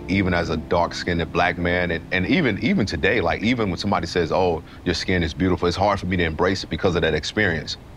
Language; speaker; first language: English; native; English